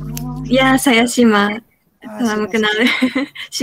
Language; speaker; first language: Indonesian; non-native, learner; Japanese